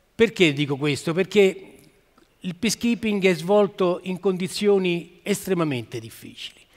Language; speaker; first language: Italian; native; Italian